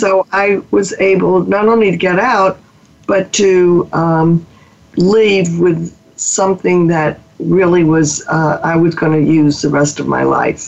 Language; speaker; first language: English; native; English